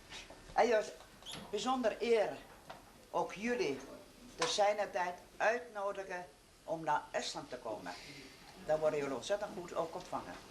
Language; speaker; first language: Dutch; non-native, learner; Estonian